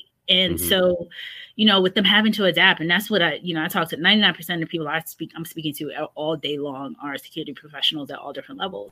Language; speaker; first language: English; native; English